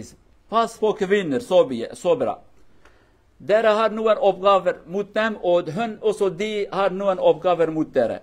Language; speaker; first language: Norwegian; non-native, fluent; Kurdish